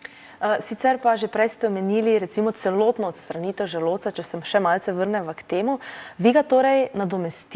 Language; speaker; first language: Slovenian; native; Slovenian